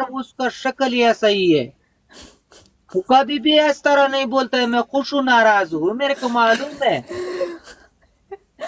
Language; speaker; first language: Hindi; non-native, local second language; Pashto